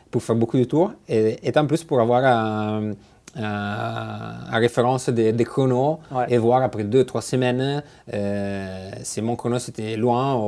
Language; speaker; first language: French; non-native, fluent; Italian